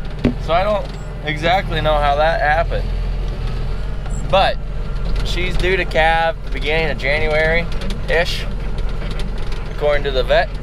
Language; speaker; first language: English; native; English